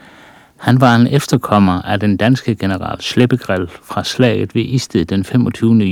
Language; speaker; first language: Danish; native; Danish